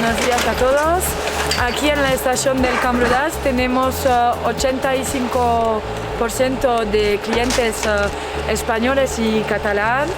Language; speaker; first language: Spanish; non-native, fluent; French